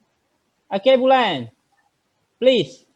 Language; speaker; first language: English; non-native, fluent; Indonesian